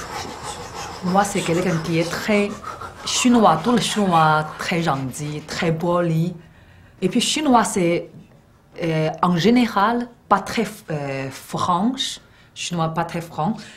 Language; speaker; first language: French; non-native, learner; Chinese